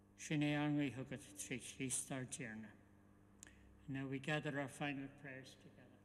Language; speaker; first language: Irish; non-native, local second language; English